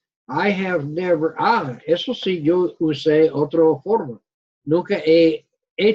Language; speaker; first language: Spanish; non-native, learner; English